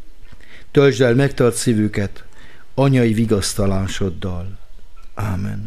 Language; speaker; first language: Hungarian; native; Hungarian